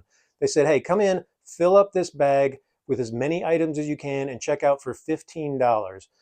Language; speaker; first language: English; native; English